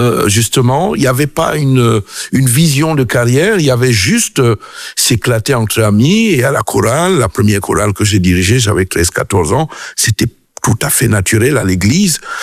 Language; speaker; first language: French; native; French